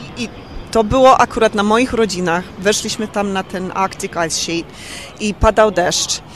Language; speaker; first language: Polish; early bilingual, heritage; Polish